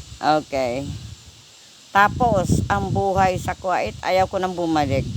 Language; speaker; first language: Filipino; non-native, local second language; Iloko